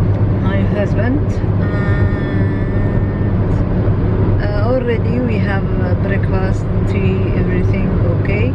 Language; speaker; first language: English; non-native, learner; Arabic